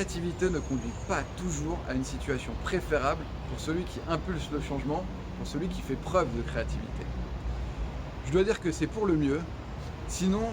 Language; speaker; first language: French; native; French